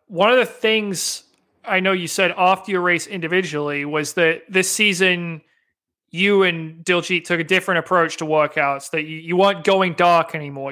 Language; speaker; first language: English; native; English